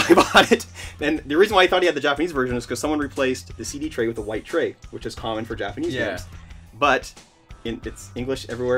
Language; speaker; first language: English; native; English